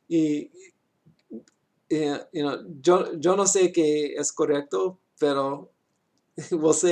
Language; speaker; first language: Spanish; non-native, learner; English